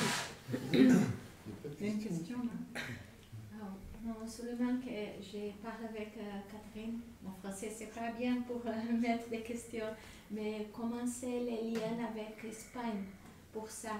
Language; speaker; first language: French; non-native, learner; Spanish